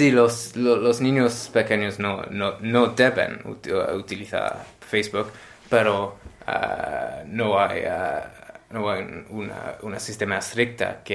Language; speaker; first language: Spanish; non-native, learner; English